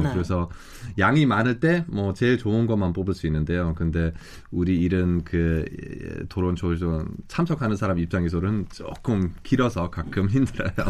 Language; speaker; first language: Korean; non-native, fluent; German